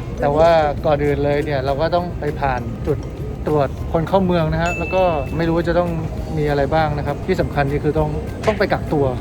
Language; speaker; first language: Thai; native; Thai